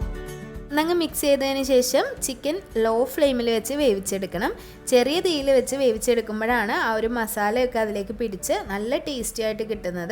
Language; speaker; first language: Malayalam; native; Malayalam